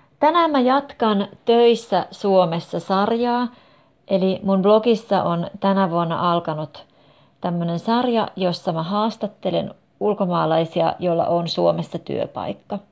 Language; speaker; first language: Finnish; native; Finnish